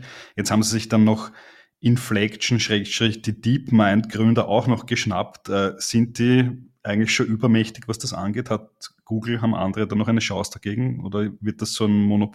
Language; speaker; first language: German; native; German